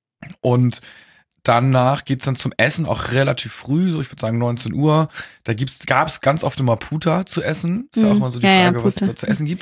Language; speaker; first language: German; native; German